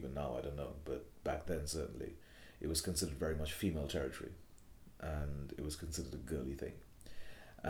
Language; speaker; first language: English; non-native, local second language; Bangla